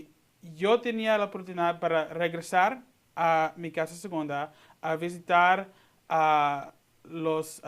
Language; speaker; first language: Spanish; early bilingual, heritage; Spanish